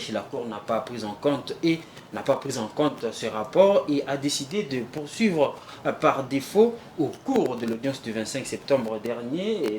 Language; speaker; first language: French; native; French